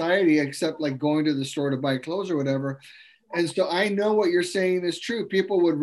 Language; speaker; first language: English; native; English